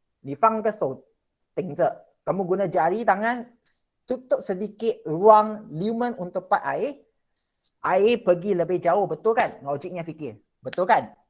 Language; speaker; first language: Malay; non-native, local second language; Chinese